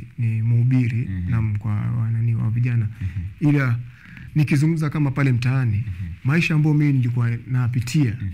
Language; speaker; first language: Swahili; native; Swahili